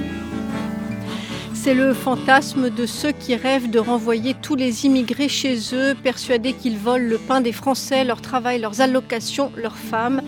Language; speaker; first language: French; native; French